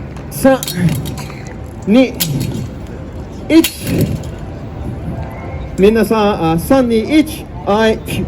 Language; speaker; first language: Japanese; non-native, learner; English